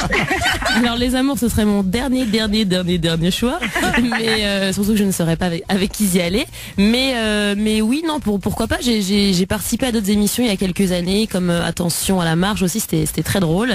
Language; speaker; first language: French; native; French